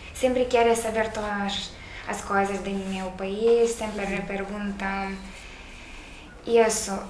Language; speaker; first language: Portuguese; non-native, learner; Lithuanian